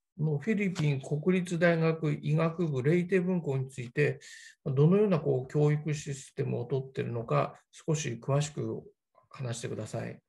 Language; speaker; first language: Japanese; native; Japanese